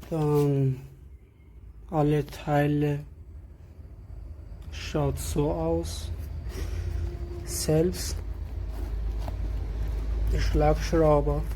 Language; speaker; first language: German; non-native, learner; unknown